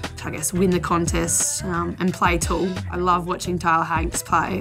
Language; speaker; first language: English; native; English